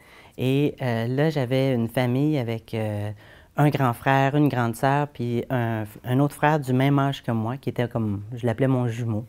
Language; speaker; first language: French; native; French